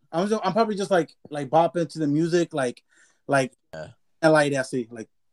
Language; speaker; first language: English; early bilingual, other home language; Spanish